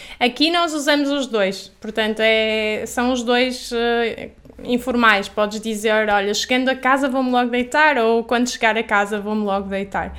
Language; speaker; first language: Portuguese; native; Portuguese